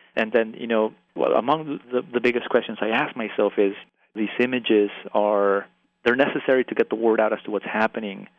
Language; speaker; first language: English; early bilingual, other home language; Spanish